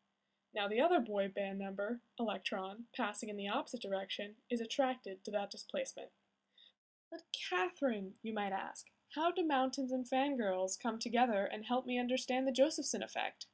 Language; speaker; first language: English; native; English